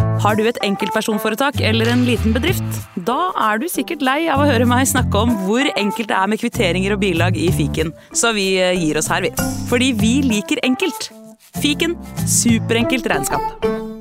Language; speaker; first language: Norwegian; native; Norwegian